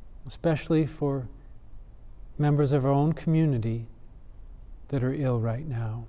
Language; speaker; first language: English; native; English